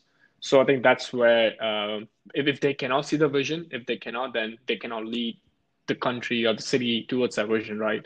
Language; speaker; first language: English; non-native, local second language; Hindi